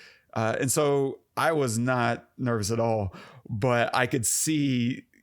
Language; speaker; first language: English; native; English